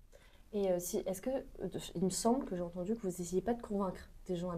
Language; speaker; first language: French; native; French